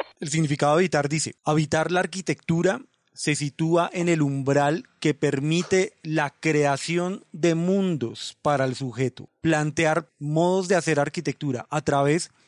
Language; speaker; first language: Spanish; native; Spanish